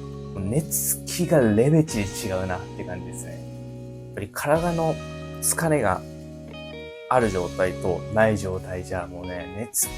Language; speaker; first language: Japanese; native; Japanese